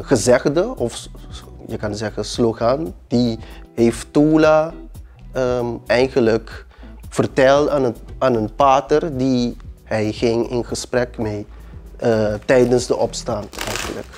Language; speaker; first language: Dutch; early bilingual, other home language; Papiamento